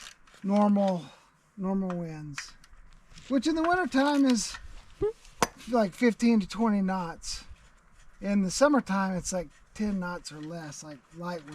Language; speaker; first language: English; native; English